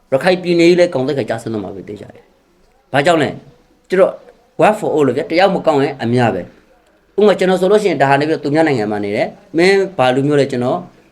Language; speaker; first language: Burmese; non-native, local second language; Rohingya